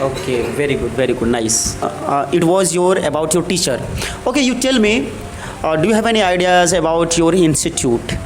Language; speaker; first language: English; non-native, local second language; Hindi